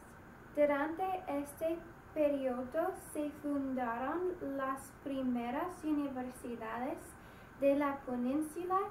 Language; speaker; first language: Spanish; non-native, learner; English